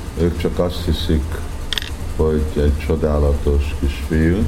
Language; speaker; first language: Hungarian; early bilingual, heritage; Hungarian